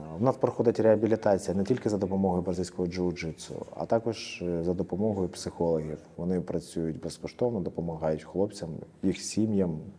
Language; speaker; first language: Ukrainian; native; Ukrainian